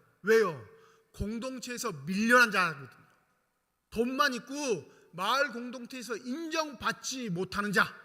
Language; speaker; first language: Korean; native; Korean